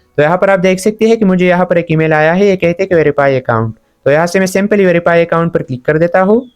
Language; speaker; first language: Urdu; non-native, local second language; Punjabi